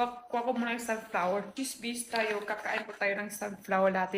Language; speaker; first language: Filipino; non-native, learner; Chinese